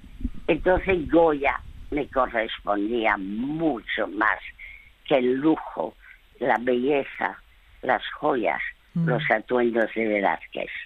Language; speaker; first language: Spanish; early bilingual, other home language; French